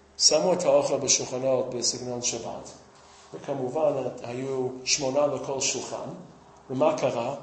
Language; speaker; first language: Hebrew; non-native, fluent; English